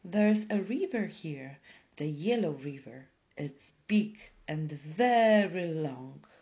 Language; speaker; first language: English; non-native, fluent; Polish